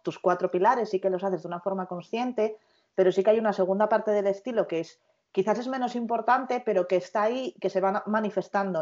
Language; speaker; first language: Spanish; native; Spanish